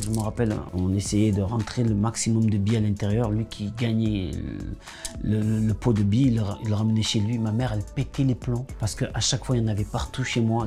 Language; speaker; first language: French; native; French